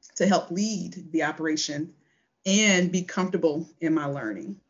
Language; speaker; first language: English; native; English